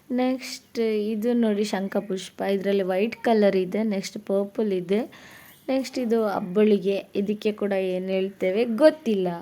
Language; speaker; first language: Kannada; non-native, local second language; Tulu